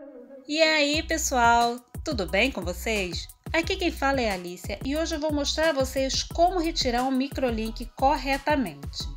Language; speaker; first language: Portuguese; native; Portuguese